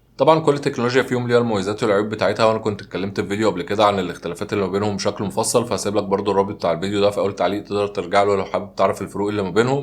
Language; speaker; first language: Arabic; native; Arabic